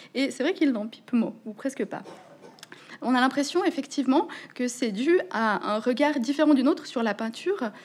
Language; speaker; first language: French; native; French